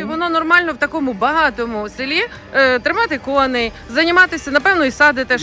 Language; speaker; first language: Ukrainian; native; Ukrainian